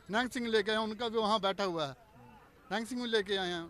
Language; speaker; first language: Hindi; native; Hindi